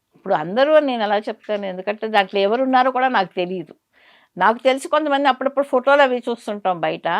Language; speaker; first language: Telugu; native; Telugu